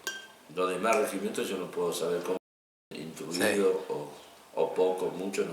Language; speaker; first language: Spanish; native; Spanish